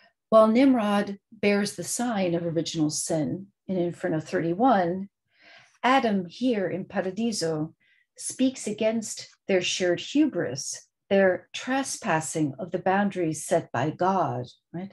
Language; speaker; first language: English; native; English